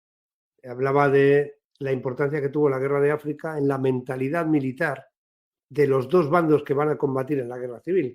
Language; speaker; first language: Spanish; native; Spanish